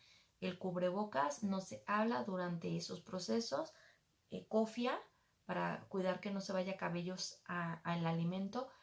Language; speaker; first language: Spanish; native; Spanish